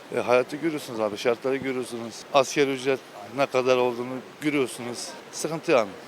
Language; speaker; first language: Turkish; native; Turkish